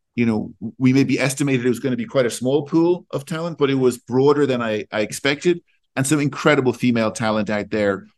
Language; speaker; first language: English; native; English